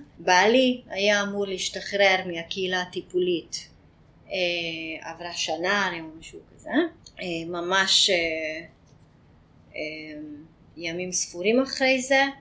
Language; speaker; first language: Hebrew; non-native, fluent; Hungarian